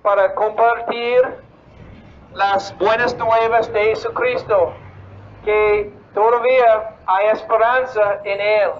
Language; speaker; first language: Spanish; non-native, fluent; English